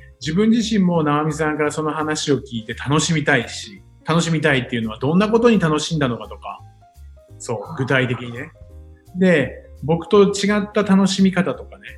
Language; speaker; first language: Japanese; native; Japanese